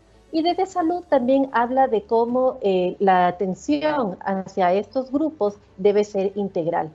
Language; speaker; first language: Spanish; native; Spanish